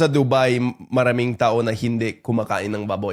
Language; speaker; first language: Filipino; non-native, fluent; English